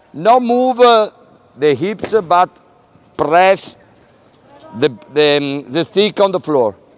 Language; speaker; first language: English; non-native, learner; Italian